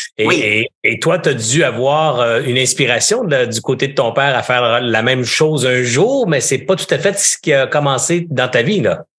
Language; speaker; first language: French; native; French